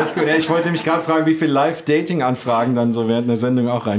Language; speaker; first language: German; native; German